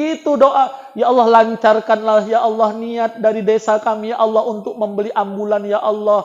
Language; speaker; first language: Indonesian; native; Indonesian